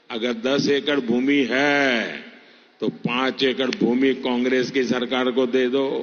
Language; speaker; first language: Hindi; non-native, local second language; Gujarati